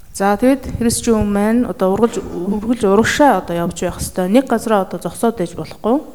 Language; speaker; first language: Mongolian; native; Mongolian